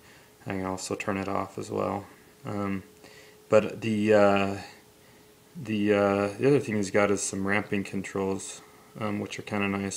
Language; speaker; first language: English; native; English